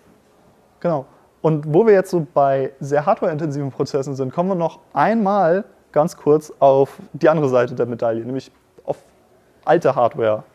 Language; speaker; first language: German; native; German